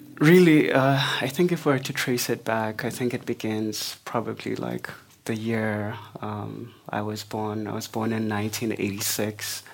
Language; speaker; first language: English; non-native, local second language; Xhosa